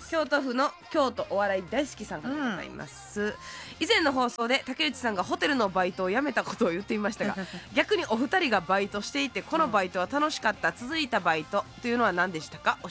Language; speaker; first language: Japanese; native; Japanese